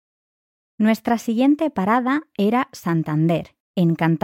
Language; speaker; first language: Spanish; native; Spanish